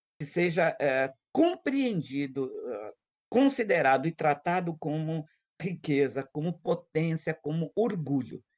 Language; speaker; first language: Portuguese; non-native, local second language; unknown